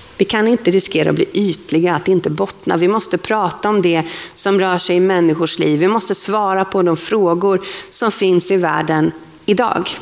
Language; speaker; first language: Swedish; native; Swedish